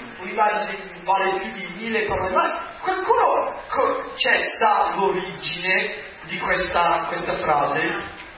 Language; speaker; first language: Italian; non-native, fluent; English